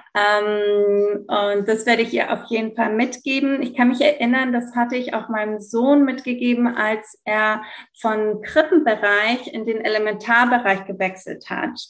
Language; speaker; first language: German; early bilingual, heritage; German